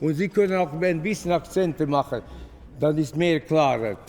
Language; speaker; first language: German; non-native, learner; Latvian